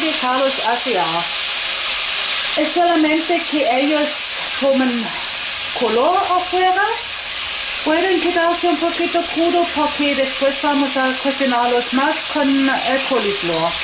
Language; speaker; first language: Spanish; non-native, fluent; Swedish